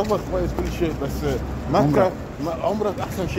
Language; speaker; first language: Arabic; non-native, learner; Bangla